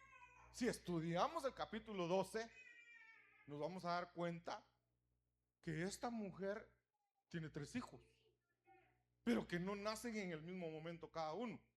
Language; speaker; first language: Spanish; native; Spanish